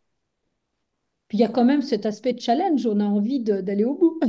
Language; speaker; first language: French; native; French